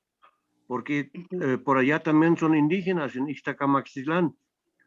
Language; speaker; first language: Spanish; non-native, fluent; German